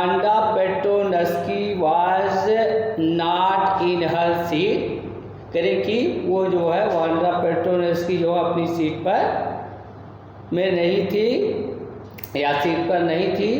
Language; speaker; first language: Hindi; native; Hindi